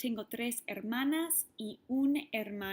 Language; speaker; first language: Spanish; non-native, fluent; English